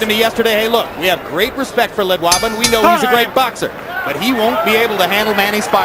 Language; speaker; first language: English; native; English